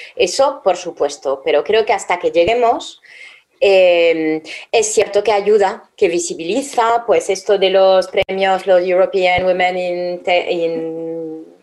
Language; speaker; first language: Spanish; non-native, fluent; French